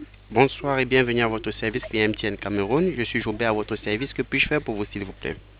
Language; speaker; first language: French; native; French